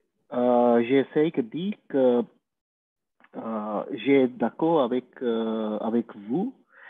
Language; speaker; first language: French; non-native, learner; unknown